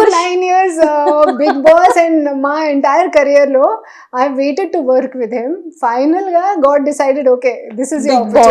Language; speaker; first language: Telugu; non-native, fluent; Hindi